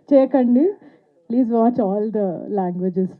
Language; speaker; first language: Telugu; non-native, fluent; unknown